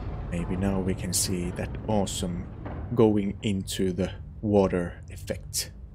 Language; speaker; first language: English; non-native, fluent; Finnish